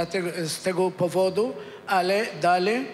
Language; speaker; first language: Polish; non-native, fluent; Arabic